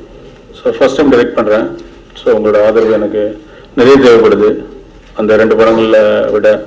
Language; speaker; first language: Tamil; native; Tamil